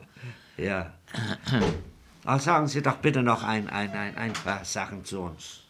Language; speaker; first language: German; non-native, fluent; Danish